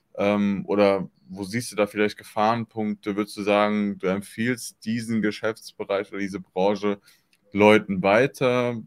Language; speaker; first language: German; native; German